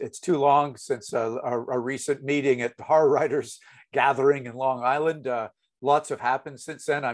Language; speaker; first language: English; native; English